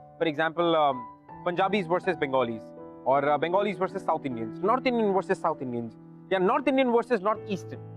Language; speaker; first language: Hindi; native; Hindi